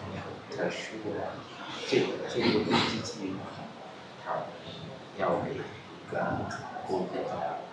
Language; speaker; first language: Chinese; non-native, learner; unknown